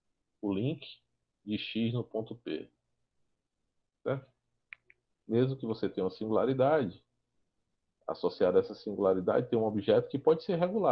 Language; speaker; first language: Portuguese; native; Portuguese